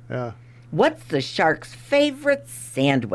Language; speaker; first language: English; native; English